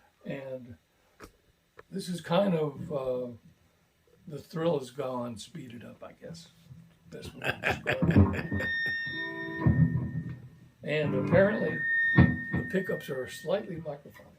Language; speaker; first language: English; native; English